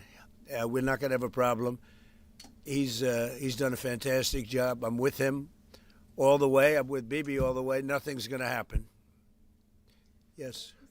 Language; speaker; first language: English; native; English